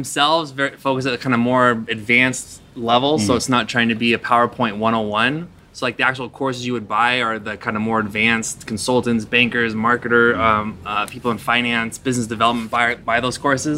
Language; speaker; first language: English; native; English